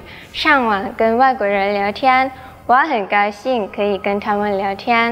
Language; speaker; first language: Chinese; non-native, learner; Thai